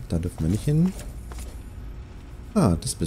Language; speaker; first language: German; native; German